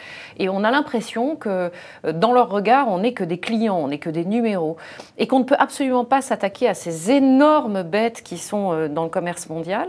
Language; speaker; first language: French; native; French